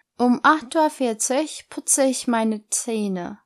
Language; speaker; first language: German; non-native, fluent; Turkish